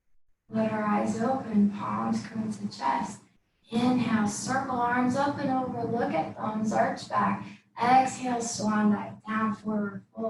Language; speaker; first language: English; native; English